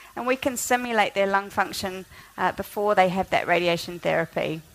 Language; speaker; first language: English; native; English